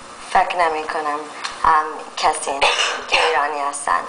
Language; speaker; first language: Persian; early bilingual, heritage; Persian